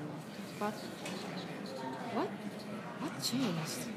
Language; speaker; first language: English; non-native, learner; Japanese